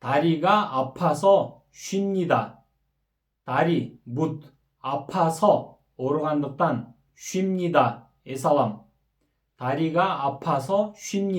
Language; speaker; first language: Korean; non-native, fluent; Kyrgyz